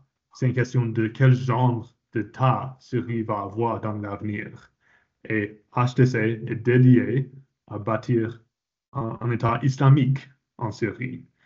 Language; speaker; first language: French; non-native, fluent; English